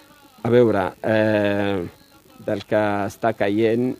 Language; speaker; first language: Catalan; non-native, fluent; Riffian